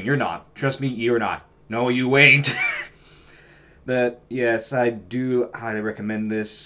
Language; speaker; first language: English; native; English